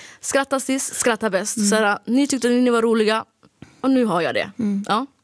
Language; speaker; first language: Swedish; early bilingual, other home language; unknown